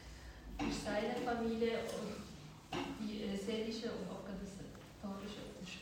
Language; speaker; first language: German; early bilingual, other home language; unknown